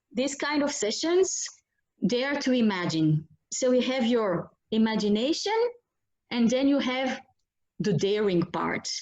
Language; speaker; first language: English; non-native, fluent; Dutch